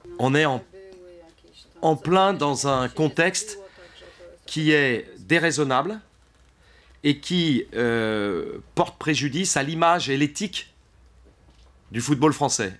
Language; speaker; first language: French; native; French